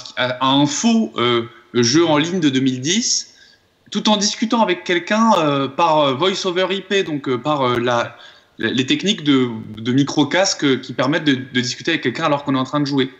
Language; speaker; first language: French; native; French